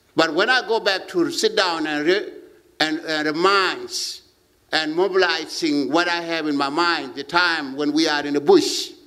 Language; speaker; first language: English; non-native, learner; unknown